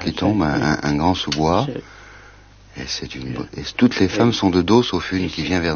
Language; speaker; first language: French; native; French